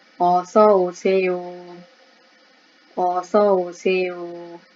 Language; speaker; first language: Korean; non-native, fluent; Thai